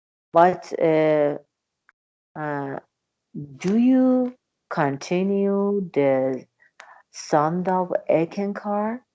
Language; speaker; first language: English; non-native, learner; Persian